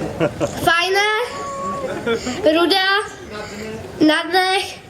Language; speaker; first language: Czech; native; Czech